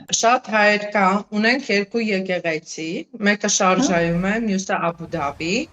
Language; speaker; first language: Armenian; native; Armenian